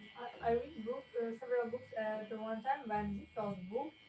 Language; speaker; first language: English; non-native, learner; Ukrainian